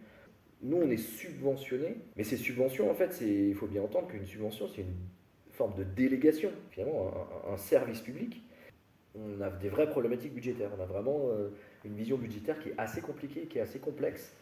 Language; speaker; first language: French; native; French